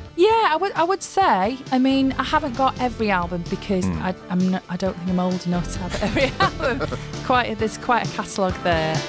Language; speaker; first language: English; native; English